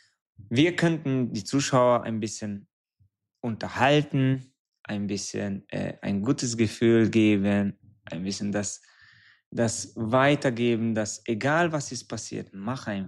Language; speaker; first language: German; non-native, fluent; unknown